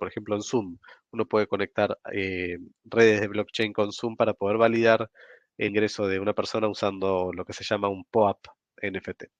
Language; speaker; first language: Spanish; native; Spanish